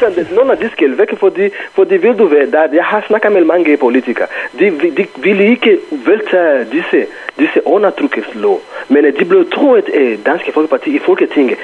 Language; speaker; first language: Danish; non-native, fluent; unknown